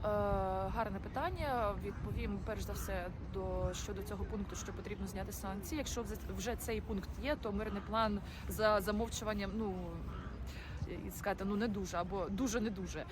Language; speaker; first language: Ukrainian; native; Ukrainian